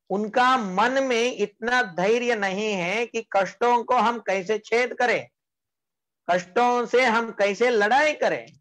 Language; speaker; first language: Hindi; non-native, local second language; Marathi